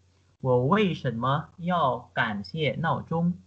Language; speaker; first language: Chinese; non-native, fluent; Indonesian